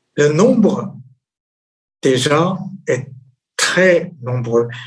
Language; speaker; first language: French; non-native, fluent; Chinese